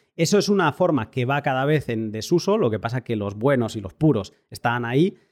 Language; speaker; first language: Spanish; native; Spanish